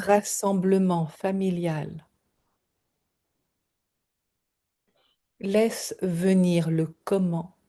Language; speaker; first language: French; native; French